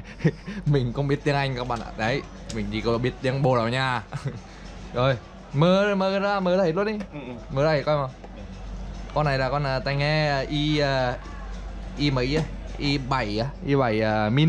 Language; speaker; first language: Vietnamese; native; Vietnamese